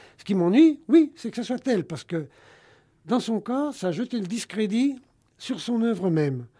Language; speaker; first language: French; native; French